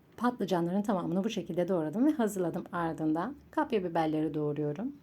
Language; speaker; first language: Turkish; native; Turkish